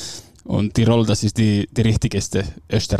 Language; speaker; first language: German; non-native, fluent; Finnish